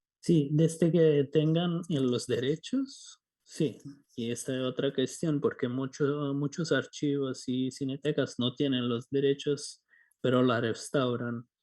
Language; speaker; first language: Spanish; non-native, fluent; Italian